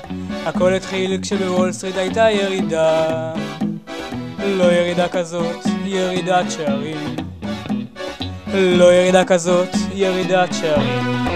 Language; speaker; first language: Hebrew; native; Hebrew